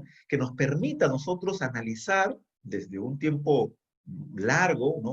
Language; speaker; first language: Spanish; native; Spanish